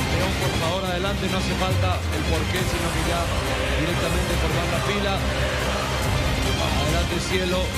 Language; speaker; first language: Spanish; native; Spanish